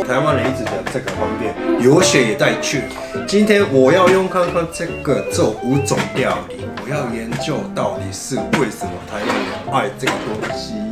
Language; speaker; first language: Chinese; non-native, fluent; Japanese